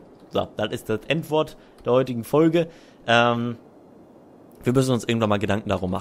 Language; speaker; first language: German; native; German